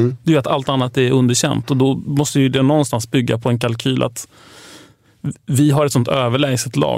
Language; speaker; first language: Swedish; native; Swedish